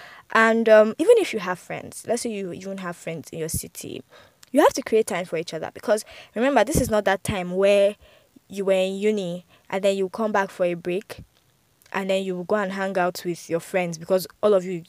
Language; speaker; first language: English; non-native, local second language; Yoruba